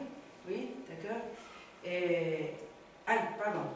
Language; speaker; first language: French; non-native, learner; Spanish